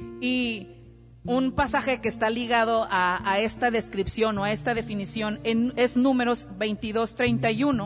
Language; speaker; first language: Spanish; native; Spanish